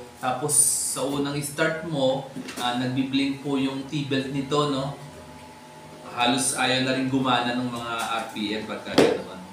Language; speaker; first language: Filipino; native; Filipino